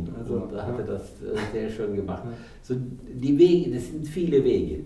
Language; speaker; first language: German; non-native, fluent; Norwegian